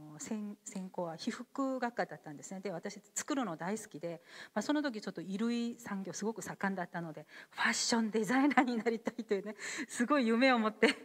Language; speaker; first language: Japanese; non-native, fluent; Korean